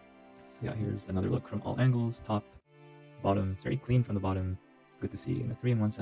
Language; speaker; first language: English; native; English